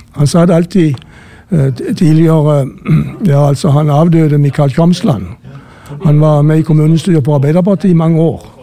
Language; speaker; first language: Norwegian; native; Norwegian